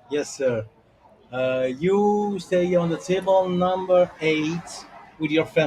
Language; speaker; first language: English; non-native, learner; Italian